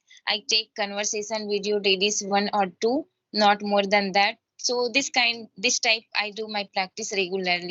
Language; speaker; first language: English; non-native, learner; Hindi